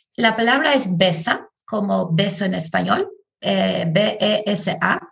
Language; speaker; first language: Spanish; non-native, fluent; Albanian